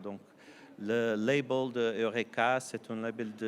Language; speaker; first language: French; non-native, fluent; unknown